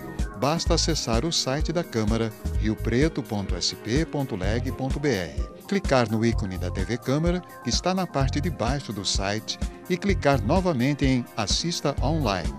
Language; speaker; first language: Portuguese; native; Portuguese